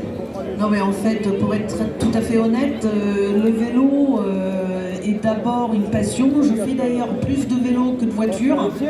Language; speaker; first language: French; native; French